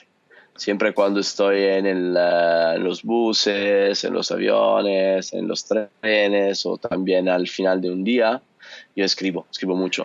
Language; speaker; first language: Spanish; non-native, fluent; Italian